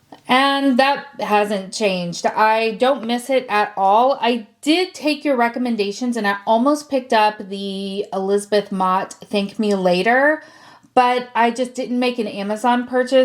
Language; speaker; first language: English; native; English